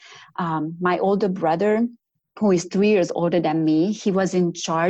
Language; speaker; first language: English; non-native, fluent; Romanian